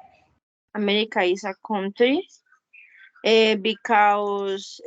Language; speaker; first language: English; non-native, learner; Spanish